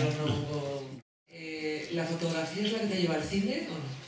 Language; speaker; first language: Spanish; native; Spanish